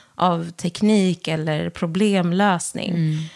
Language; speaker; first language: Swedish; early bilingual, other home language; Wolof